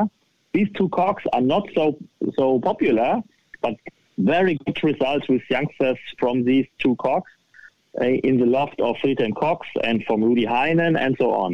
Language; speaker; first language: English; non-native, fluent; German